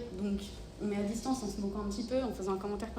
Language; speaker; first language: French; native; French